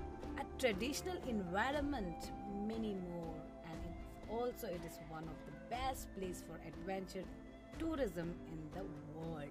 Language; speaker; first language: English; non-native, local second language; Ladakhi